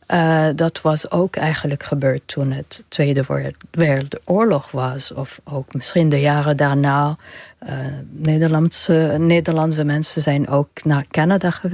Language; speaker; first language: Dutch; non-native, fluent; Arabic